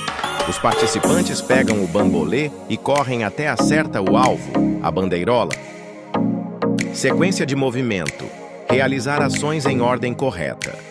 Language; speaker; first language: Portuguese; native; Portuguese